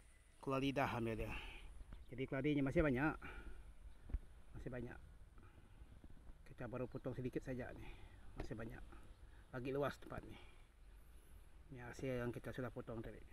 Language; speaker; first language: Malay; non-native, local second language; Iban